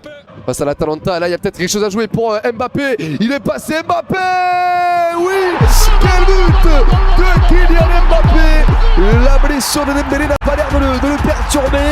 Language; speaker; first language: French; native; French